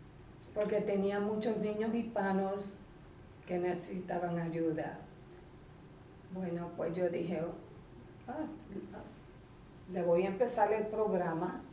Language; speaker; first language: Spanish; early bilingual, heritage; Spanish